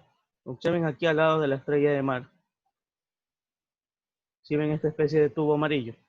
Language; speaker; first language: Spanish; native; Spanish